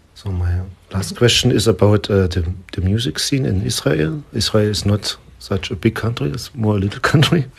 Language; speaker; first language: English; non-native, learner; German